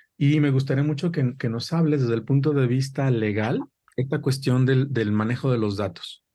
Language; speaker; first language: Spanish; native; Spanish